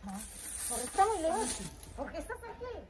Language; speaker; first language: Spanish; non-native, learner; Filipino